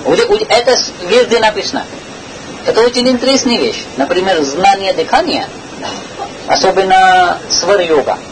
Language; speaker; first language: Russian; non-native, learner; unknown